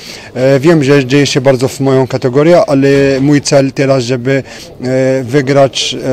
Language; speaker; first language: Polish; non-native, fluent; French